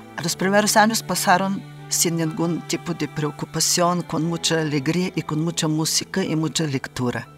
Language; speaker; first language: Spanish; non-native, fluent; Bulgarian